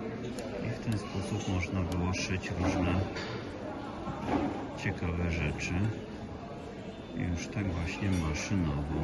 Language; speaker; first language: Polish; native; Polish